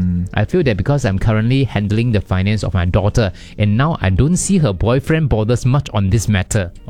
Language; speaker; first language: English; non-native, local second language; Chinese